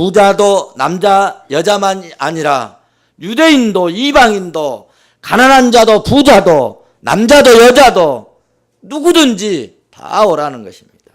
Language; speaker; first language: Korean; native; Korean